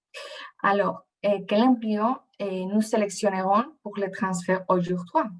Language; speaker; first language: French; non-native, fluent; Spanish